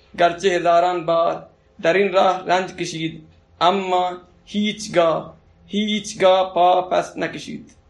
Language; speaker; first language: Persian; non-native, local second language; Baluchi